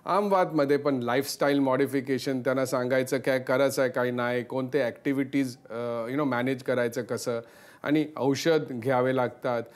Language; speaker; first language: Marathi; non-native, local second language; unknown